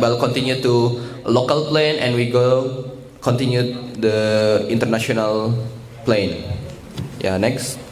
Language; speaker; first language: English; non-native, learner; Indonesian